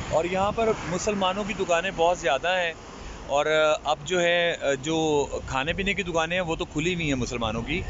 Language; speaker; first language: Urdu; native; Urdu